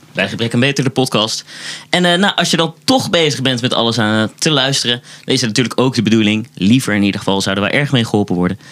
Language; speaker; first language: Dutch; native; Dutch